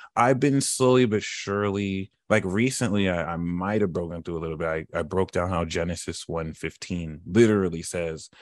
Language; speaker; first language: English; early bilingual, other home language; Yoruba